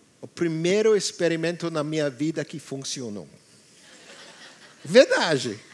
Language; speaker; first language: Portuguese; non-native, learner; English